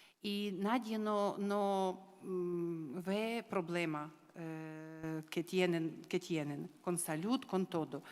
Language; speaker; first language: Spanish; non-native, learner; Ukrainian